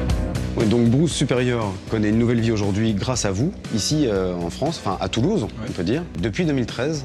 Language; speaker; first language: French; native; French